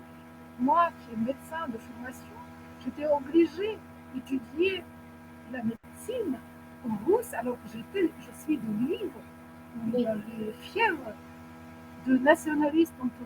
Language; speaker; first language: French; non-native, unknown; Ukrainian